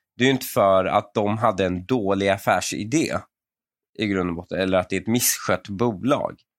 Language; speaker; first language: Swedish; early bilingual, other home language; Persian